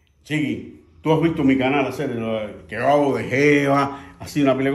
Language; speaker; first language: Spanish; native; Spanish